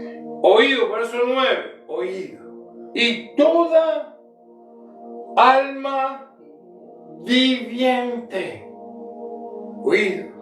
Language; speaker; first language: Spanish; native; Spanish